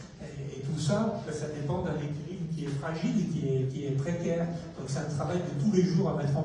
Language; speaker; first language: French; native; French